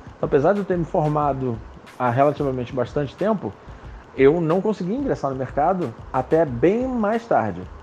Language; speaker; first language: Portuguese; non-native, local second language; Spanish